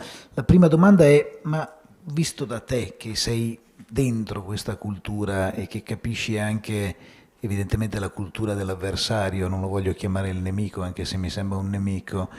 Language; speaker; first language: Italian; native; Italian